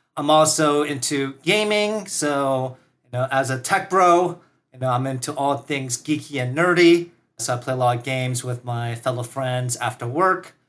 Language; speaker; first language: English; early bilingual, other home language; Korean